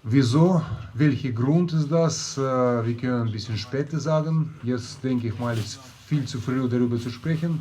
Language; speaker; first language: German; non-native, learner; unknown